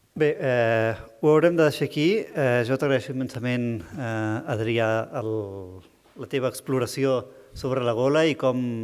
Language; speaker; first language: Catalan; native; Catalan